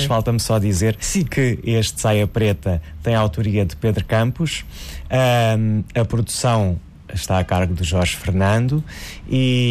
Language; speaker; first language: Portuguese; native; Portuguese